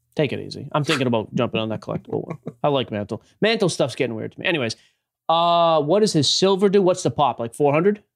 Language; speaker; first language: English; native; English